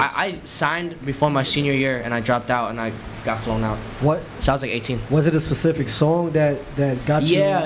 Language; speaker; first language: English; native; English